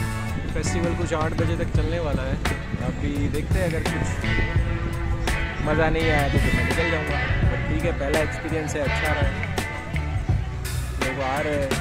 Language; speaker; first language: Hindi; non-native, local second language; Marathi